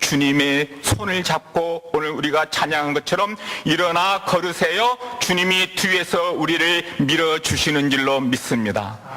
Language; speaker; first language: Korean; native; Korean